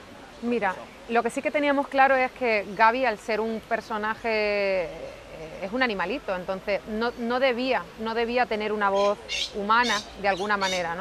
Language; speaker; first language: Spanish; native; Spanish